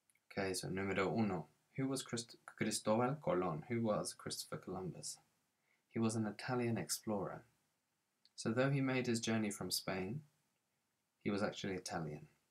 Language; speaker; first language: English; native; English